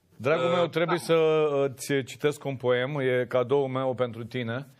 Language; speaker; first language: Romanian; native; Romanian